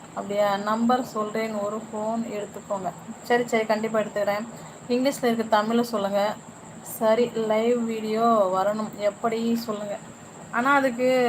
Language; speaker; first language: Tamil; non-native, local second language; Telugu